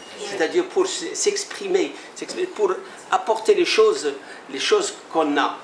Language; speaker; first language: French; non-native, local second language; Arabic